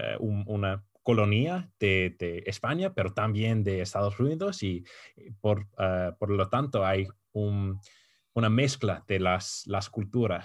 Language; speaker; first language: Spanish; non-native, fluent; English